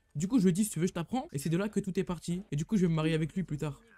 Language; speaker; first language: French; native; French